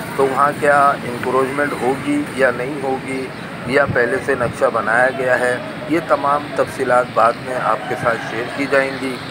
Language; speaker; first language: Urdu; native; Urdu